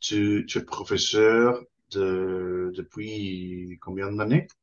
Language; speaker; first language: French; non-native, fluent; Spanish